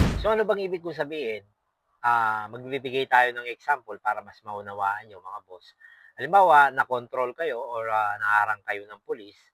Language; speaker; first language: Filipino; non-native, local second language; Pampanga